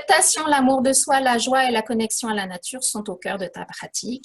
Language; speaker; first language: French; native; French